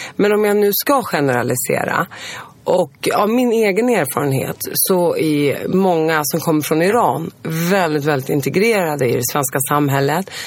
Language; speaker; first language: Swedish; early bilingual, other home language; Arabic